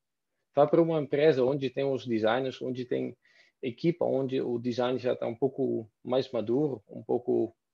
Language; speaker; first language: Portuguese; non-native, fluent; Dutch